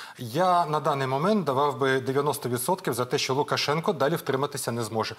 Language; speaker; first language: Ukrainian; native; Ukrainian